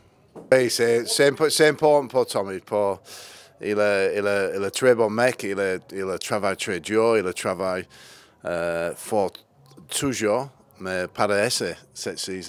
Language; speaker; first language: French; non-native, learner; English